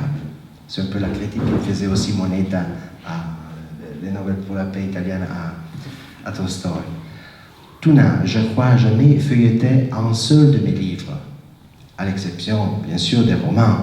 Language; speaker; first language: French; non-native, fluent; Italian